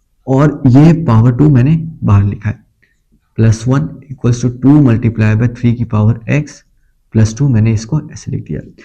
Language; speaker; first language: Hindi; native; Hindi